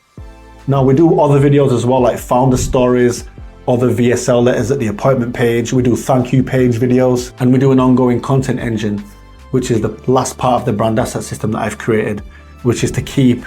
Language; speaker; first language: English; native; English